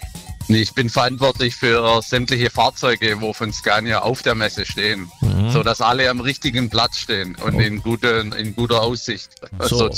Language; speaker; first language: German; native; German